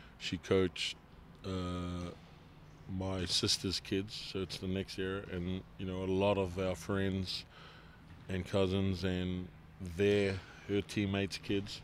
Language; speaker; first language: English; native; English